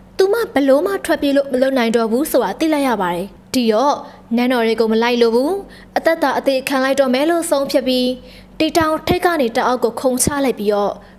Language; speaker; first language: Burmese; native; Burmese